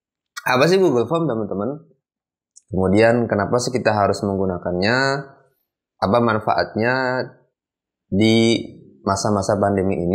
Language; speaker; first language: Indonesian; native; Indonesian